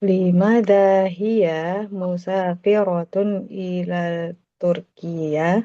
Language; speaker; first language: Arabic; non-native, learner; Indonesian